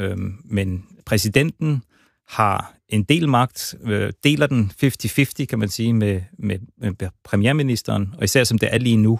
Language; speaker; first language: Danish; native; Danish